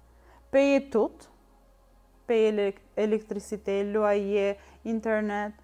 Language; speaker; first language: French; non-native, learner; Albanian